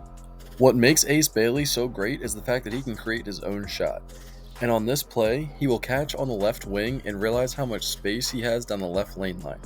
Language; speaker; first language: English; native; English